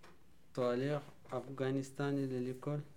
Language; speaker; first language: French; non-native, learner; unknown